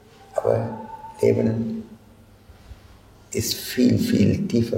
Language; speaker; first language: German; non-native, fluent; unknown